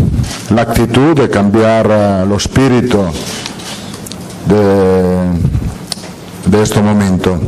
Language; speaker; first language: Spanish; non-native, fluent; Italian